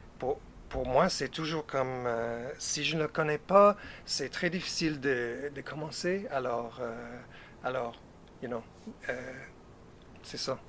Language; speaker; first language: French; non-native, fluent; English